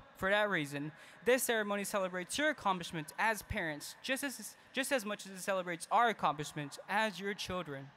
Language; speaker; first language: English; early bilingual, other home language; Spanish